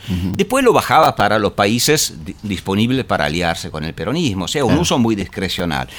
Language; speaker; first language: Spanish; non-native, fluent; Italian